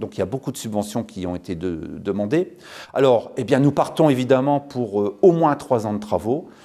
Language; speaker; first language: French; native; French